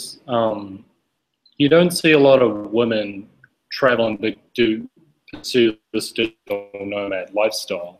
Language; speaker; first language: English; native; English